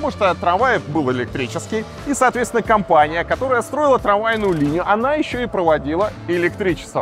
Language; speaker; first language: Russian; native; Russian